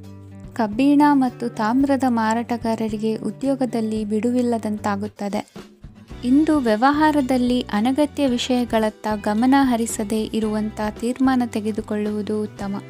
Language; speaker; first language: Kannada; native; Kannada